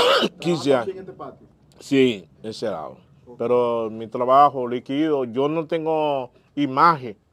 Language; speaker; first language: Spanish; non-native, fluent; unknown